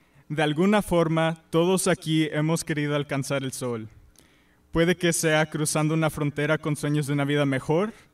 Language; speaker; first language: Spanish; early bilingual, heritage; Spanish